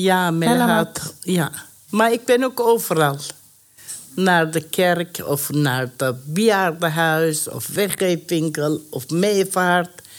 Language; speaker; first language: Dutch; non-native, learner; Persian